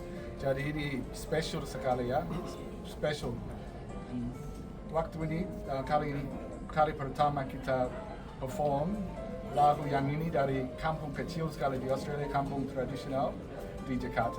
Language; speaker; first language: Indonesian; non-native, learner; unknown